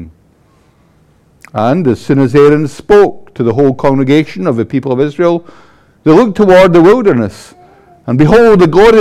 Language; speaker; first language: English; native; English